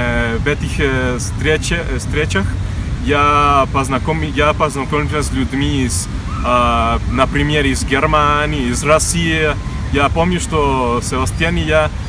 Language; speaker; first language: Russian; non-native, learner; Spanish